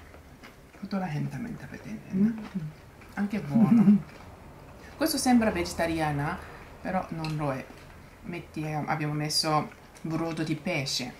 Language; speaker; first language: Italian; non-native, learner; Japanese